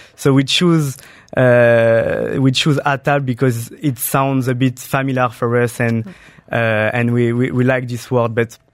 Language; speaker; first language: English; non-native, fluent; French